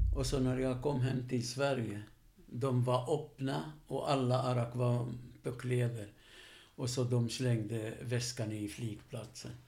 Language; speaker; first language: Swedish; non-native, fluent; Arabic